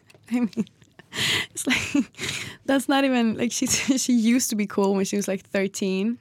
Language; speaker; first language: English; non-native, fluent; Swedish